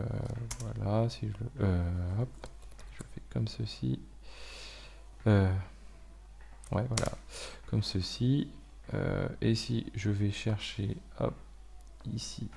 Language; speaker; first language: French; native; French